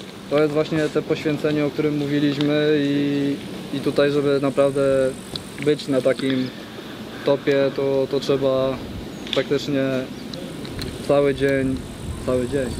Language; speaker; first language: Polish; native; Polish